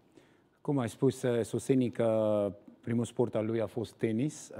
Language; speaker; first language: Romanian; non-native, learner; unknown